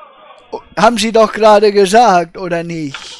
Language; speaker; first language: German; native; German